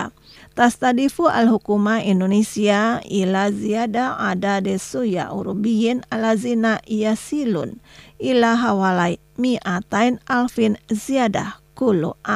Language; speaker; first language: Arabic; non-native, fluent; Indonesian